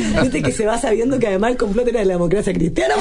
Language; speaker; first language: Spanish; native; Spanish